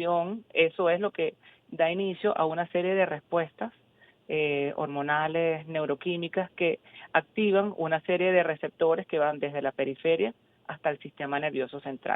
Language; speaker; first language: Spanish; native; Spanish